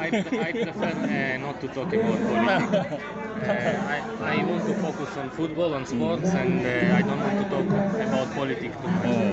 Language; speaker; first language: English; non-native, fluent; Ukrainian